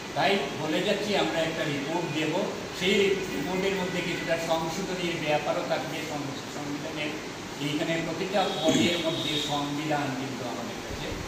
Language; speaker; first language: Bangla; native; Bangla